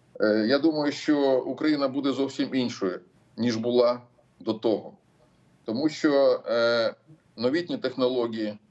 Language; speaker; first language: Ukrainian; non-native, local second language; Russian